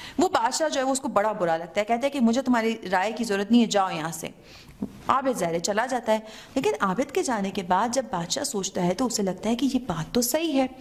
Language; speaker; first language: Urdu; native; Urdu